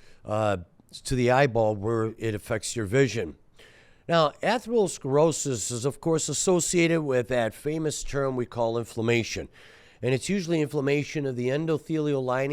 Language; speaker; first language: English; native; English